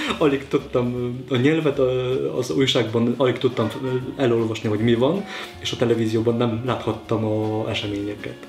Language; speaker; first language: Hungarian; non-native, fluent; Polish